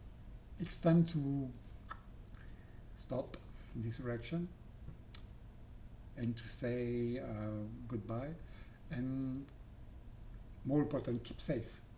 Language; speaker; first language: English; non-native, learner; French